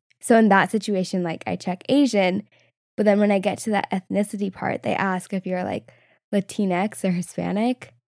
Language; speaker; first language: English; native; English